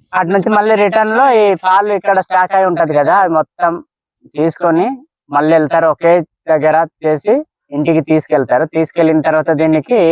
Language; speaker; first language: Telugu; non-native, local second language; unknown